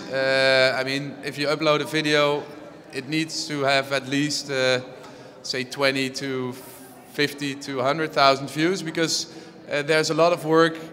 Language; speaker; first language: English; non-native, fluent; Dutch